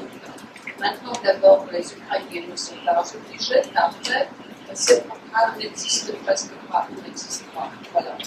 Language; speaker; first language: French; non-native, fluent; Polish